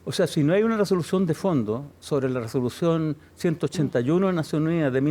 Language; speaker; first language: Spanish; native; Spanish